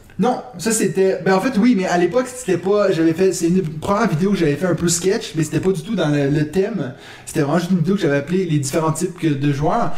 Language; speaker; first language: French; non-native, local second language; German